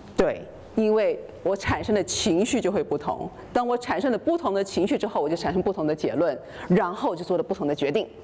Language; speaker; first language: Chinese; native; Chinese